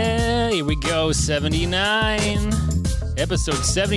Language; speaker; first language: English; native; English